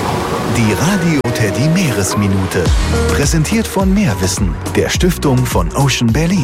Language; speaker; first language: German; native; German